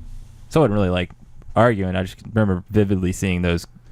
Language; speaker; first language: English; native; English